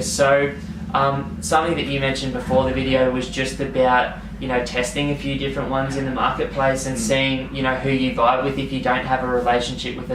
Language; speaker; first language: English; native; English